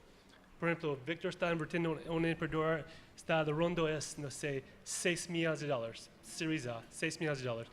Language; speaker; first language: Spanish; non-native, fluent; English